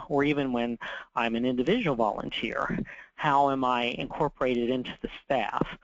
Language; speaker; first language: English; native; English